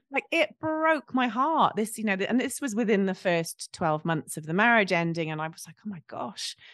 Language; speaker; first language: English; native; English